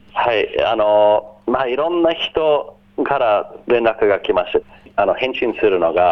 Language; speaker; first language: Japanese; non-native, fluent; English